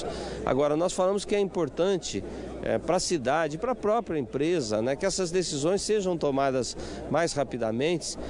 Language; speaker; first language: Portuguese; native; Portuguese